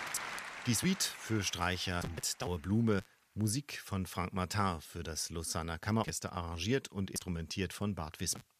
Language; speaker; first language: German; native; German